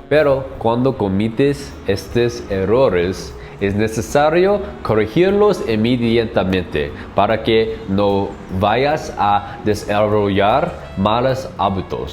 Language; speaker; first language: Spanish; non-native, learner; English